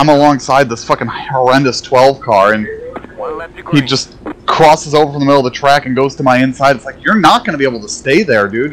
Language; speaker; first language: English; native; English